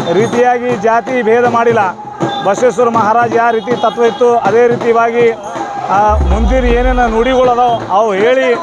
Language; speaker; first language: Kannada; non-native, local second language; Lambadi